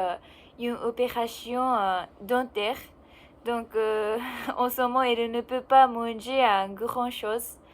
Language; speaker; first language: French; non-native, learner; Japanese